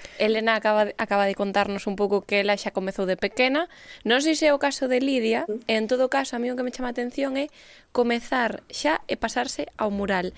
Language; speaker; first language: Galician; native; Galician